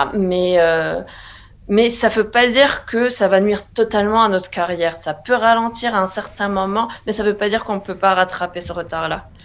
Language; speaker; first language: French; non-native, local second language; Arabic